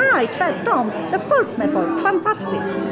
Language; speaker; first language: Swedish; non-native, fluent; Polish